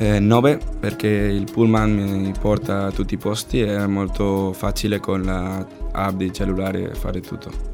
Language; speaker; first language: Italian; non-native, learner; Spanish